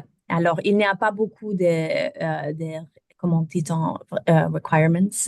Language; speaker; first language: French; non-native, learner; German